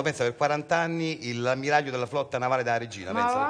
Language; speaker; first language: Italian; native; Italian